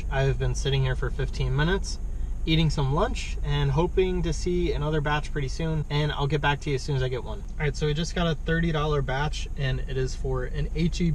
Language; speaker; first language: English; native; English